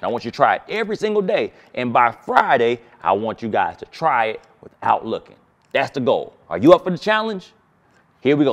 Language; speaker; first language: English; native; English